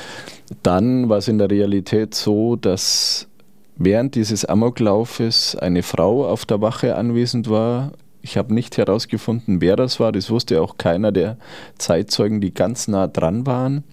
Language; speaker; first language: German; native; German